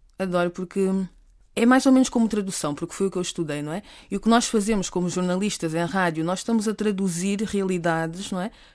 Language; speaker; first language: Portuguese; native; Portuguese